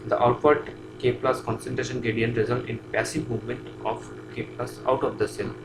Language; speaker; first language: English; non-native, local second language; Bangla